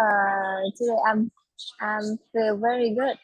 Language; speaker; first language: English; non-native, learner; Vietnamese